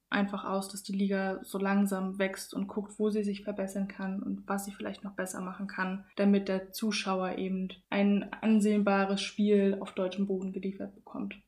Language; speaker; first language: German; native; German